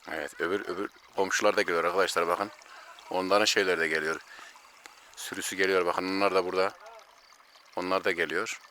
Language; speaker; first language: Turkish; native; Turkish